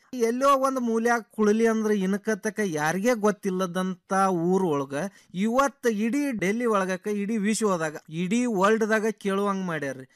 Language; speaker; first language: Kannada; native; Kannada